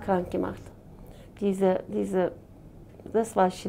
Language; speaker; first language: German; non-native, learner; Turkish